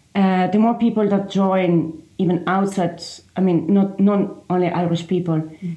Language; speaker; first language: English; non-native, fluent; Italian